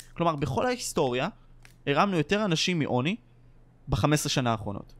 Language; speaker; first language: Hebrew; native; Hebrew